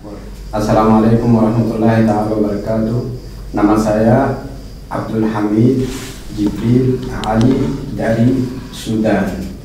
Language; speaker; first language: Indonesian; non-native, fluent; Arabic